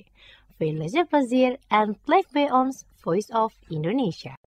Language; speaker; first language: Dutch; non-native, fluent; Indonesian